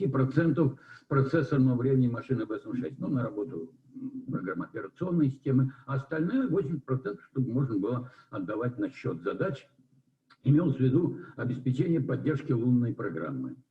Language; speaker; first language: Russian; native; Russian